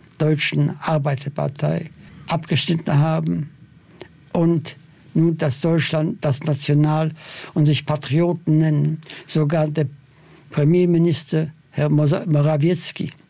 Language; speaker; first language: German; non-native, fluent; Polish